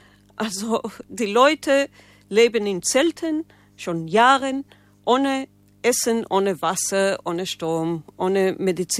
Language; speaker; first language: German; non-native, fluent; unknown